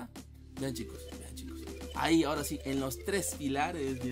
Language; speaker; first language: Spanish; native; Spanish